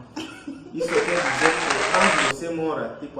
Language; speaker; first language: Portuguese; non-native, fluent; Fang